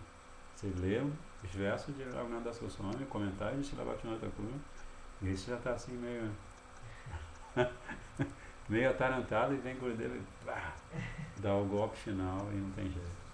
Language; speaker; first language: Portuguese; native; Portuguese